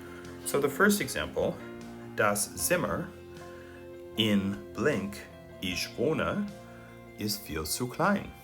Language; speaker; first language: German; non-native, fluent; English